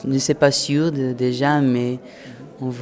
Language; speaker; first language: French; non-native, fluent; Portuguese